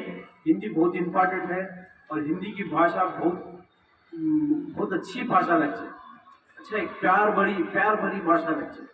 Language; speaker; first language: Hindi; non-native, local second language; Kannada